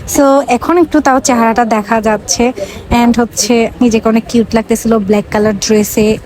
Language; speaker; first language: Bangla; native; Bangla